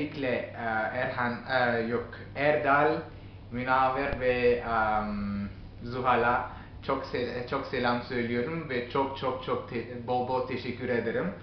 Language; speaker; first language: Turkish; non-native, learner; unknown